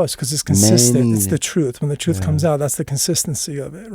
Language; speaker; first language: English; native; English